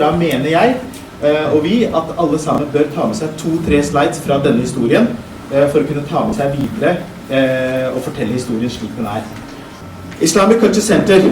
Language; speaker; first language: Norwegian; early bilingual, other home language; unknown